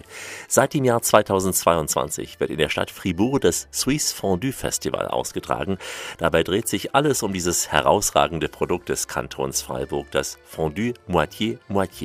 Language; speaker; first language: German; native; German